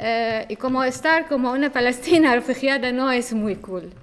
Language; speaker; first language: Spanish; non-native, learner; Arabic